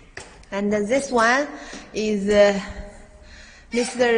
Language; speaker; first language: English; non-native, learner; Chinese